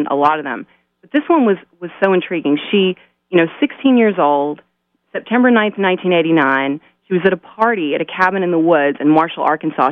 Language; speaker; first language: English; native; English